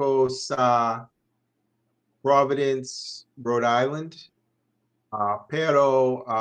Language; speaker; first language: Filipino; non-native, learner; English